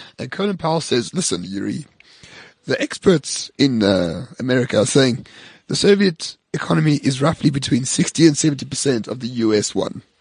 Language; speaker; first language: English; native; English